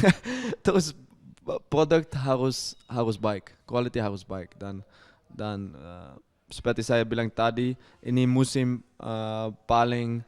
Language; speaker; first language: Indonesian; non-native, fluent; Dutch